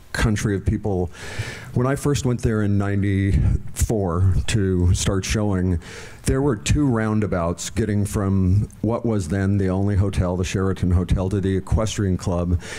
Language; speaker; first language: English; native; English